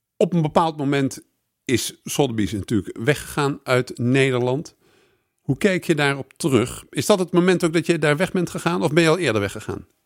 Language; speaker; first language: Dutch; native; Dutch